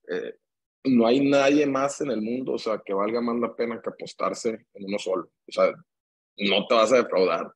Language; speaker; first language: Spanish; native; Spanish